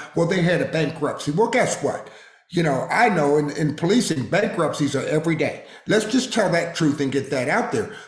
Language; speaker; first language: English; native; English